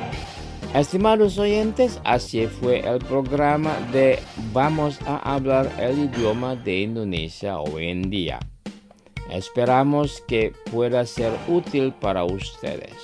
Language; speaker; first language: Spanish; non-native, learner; Indonesian